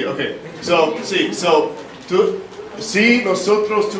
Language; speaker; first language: Spanish; non-native, learner; English